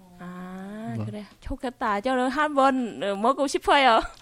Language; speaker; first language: Korean; non-native, learner; Vietnamese